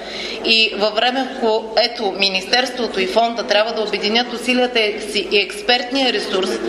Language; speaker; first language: Bulgarian; native; Bulgarian